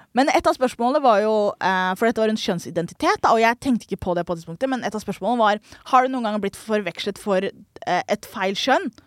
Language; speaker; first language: Norwegian; early bilingual, other home language; Somali